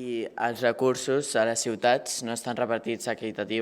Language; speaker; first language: Catalan; native; Catalan